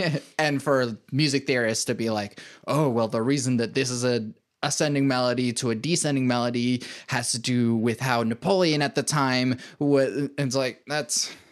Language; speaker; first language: English; native; English